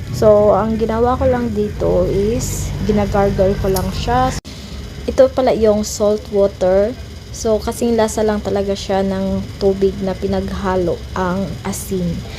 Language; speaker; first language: Filipino; non-native, local second language; Cebuano